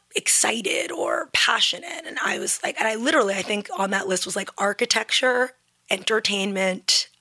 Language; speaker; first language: English; native; English